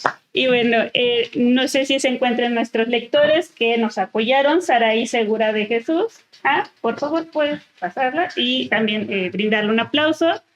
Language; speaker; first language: Spanish; native; Spanish